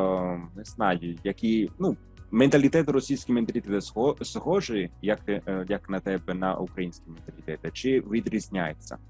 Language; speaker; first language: Ukrainian; non-native, fluent; Italian